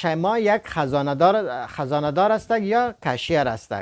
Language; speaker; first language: Persian; non-native, local second language; Pashto